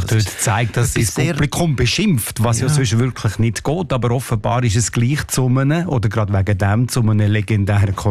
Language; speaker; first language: German; native; German